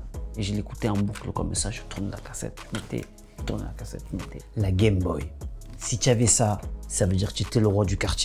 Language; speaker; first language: French; native; French